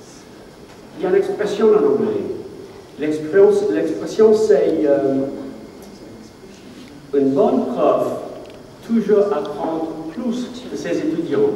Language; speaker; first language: French; non-native, learner; English